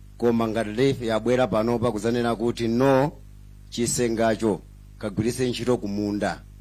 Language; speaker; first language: Nyanja; non-native, local second language; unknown